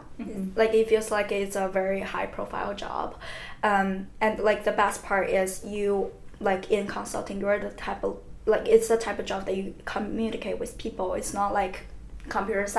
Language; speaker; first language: English; non-native, fluent; Chinese